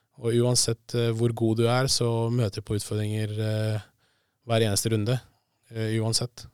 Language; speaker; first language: Norwegian; early bilingual, other home language; Spanish